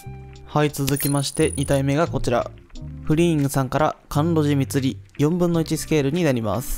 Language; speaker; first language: Japanese; native; Japanese